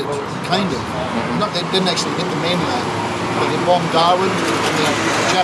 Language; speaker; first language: English; native; English